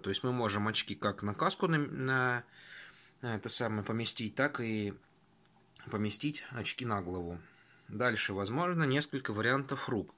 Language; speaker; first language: Russian; native; Russian